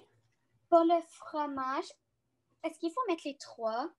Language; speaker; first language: French; non-native, local second language; English